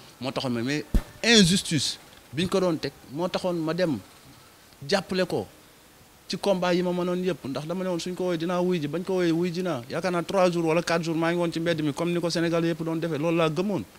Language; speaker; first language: Wolof; native; Wolof